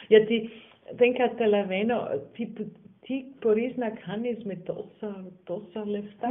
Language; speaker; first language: Greek; non-native, learner; German